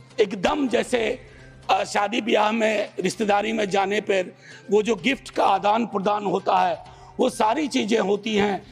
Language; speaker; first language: Hindi; native; Hindi